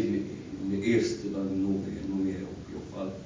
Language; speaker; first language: Dutch; non-native, learner; Arabic